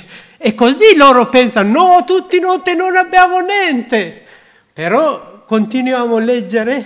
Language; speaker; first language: Italian; non-native, learner; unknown